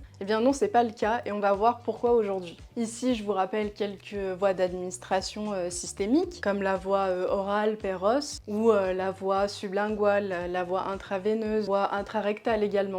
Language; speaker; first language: French; native; French